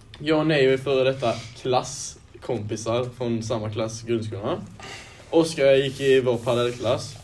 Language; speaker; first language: Swedish; native; Swedish